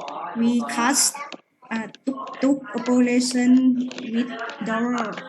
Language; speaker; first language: English; non-native, learner; Lao